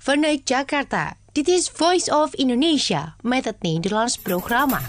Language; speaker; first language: Dutch; non-native, fluent; Indonesian